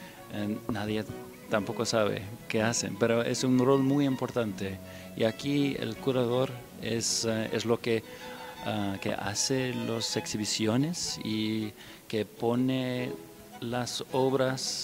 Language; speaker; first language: Spanish; non-native, fluent; English